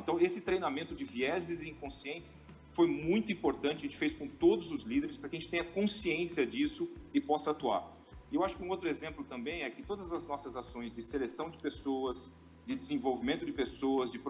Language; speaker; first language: Portuguese; native; Portuguese